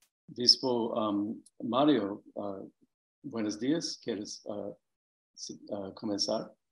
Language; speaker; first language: Spanish; non-native, fluent; English